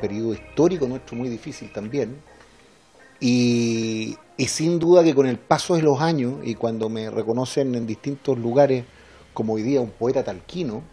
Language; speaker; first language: Spanish; native; Spanish